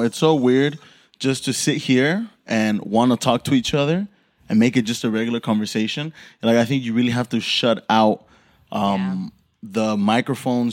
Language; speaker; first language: English; early bilingual, other home language; Spanish